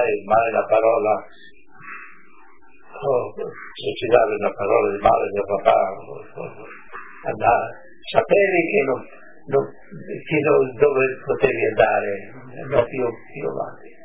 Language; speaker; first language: Italian; non-native, local second language; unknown